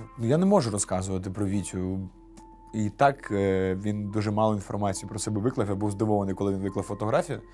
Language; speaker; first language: Ukrainian; non-native, local second language; Russian